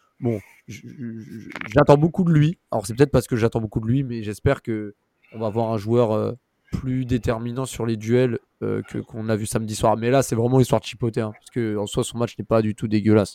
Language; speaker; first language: French; native; French